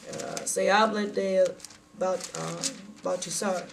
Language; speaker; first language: Spanish; non-native, learner; English